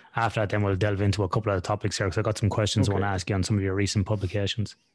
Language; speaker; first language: English; native; English